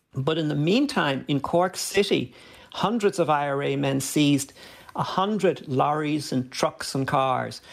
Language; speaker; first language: English; native; English